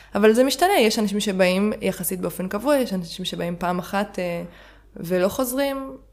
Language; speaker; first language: Hebrew; native; Hebrew